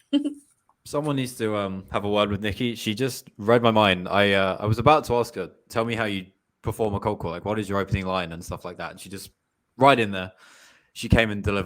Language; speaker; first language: English; native; English